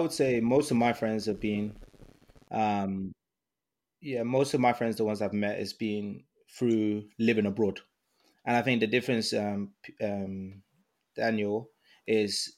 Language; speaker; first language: English; non-native, local second language; Yoruba